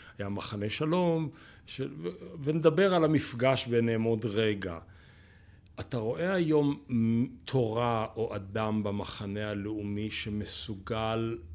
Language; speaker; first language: Hebrew; native; Hebrew